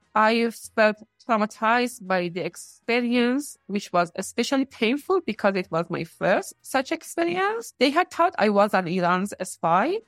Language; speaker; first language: English; non-native, fluent; Persian